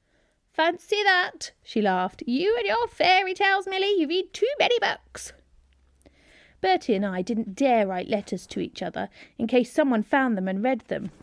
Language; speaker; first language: English; native; English